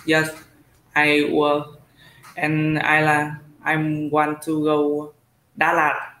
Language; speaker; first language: English; non-native, learner; Vietnamese